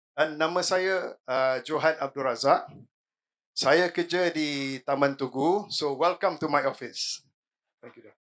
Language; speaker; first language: Malay; native; Malay